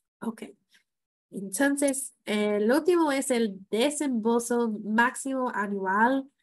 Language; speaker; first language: Spanish; non-native, fluent; English